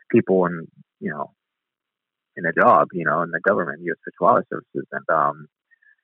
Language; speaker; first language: English; native; English